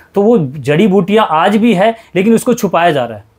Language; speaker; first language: Hindi; native; Hindi